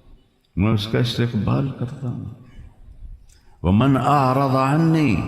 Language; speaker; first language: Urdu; non-native, local second language; Punjabi